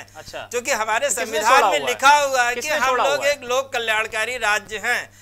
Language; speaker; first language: Hindi; native; Hindi